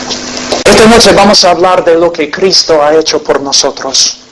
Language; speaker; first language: Spanish; non-native, fluent; English